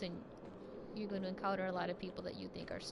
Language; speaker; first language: English; native; English